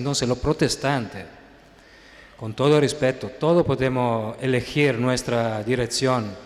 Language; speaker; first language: Spanish; non-native, fluent; Italian